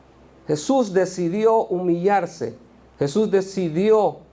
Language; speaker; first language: Spanish; native; Spanish